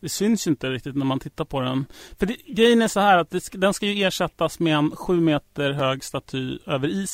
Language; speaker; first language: Swedish; native; Swedish